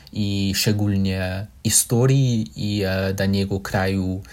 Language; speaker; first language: Polish; non-native, fluent; English